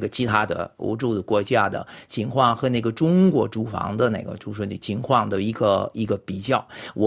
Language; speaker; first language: Chinese; non-native, fluent; French